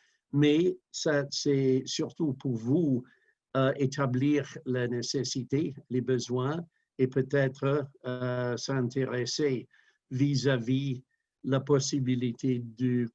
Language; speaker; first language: French; non-native, fluent; English